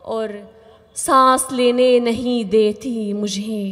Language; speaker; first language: Urdu; non-native, fluent; Arabic